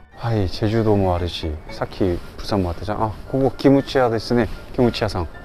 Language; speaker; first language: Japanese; non-native, fluent; Korean